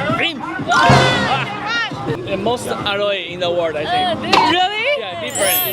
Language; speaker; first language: English; non-native, learner; Chinese